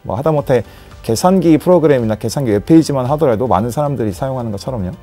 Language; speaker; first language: Korean; native; Korean